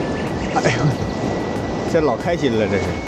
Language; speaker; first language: Chinese; native; Chinese